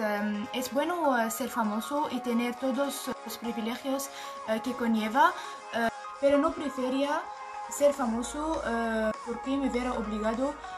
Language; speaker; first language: Spanish; non-native, learner; Arabic